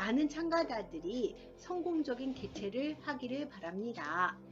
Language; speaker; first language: Korean; native; Korean